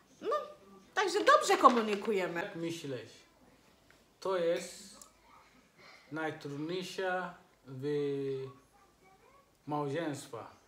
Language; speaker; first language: Polish; non-native, learner; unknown